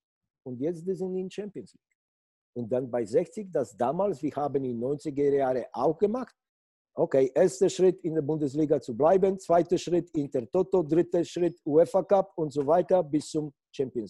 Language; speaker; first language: German; non-native, fluent; Polish